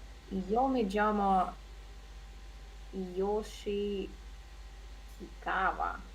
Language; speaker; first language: Spanish; non-native, learner; Russian